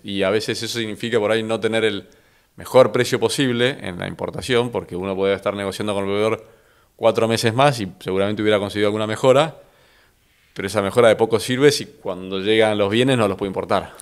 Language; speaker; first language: Spanish; native; Spanish